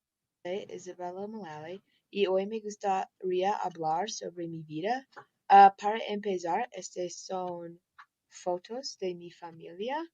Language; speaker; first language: Spanish; non-native, learner; English